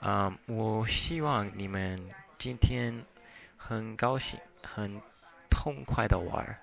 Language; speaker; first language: Chinese; non-native, fluent; English